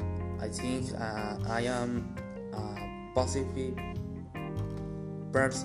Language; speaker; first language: English; non-native, learner; Spanish